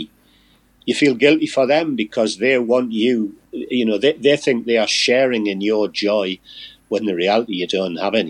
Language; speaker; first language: English; native; English